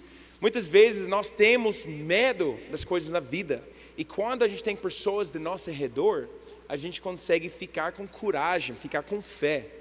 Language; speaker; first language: Portuguese; non-native, learner; English